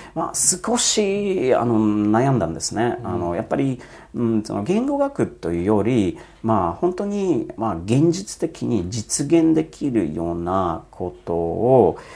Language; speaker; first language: Japanese; non-native, fluent; Polish